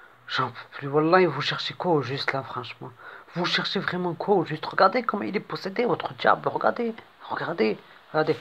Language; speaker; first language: French; native; French